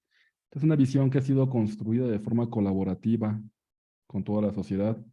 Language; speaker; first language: Spanish; native; Spanish